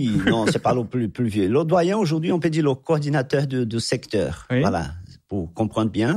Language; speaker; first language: French; non-native, fluent; Portuguese